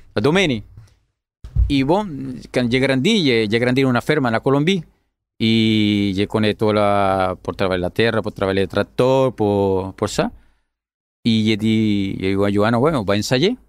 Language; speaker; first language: French; non-native, learner; Spanish